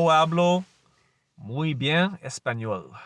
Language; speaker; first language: Spanish; non-native, learner; English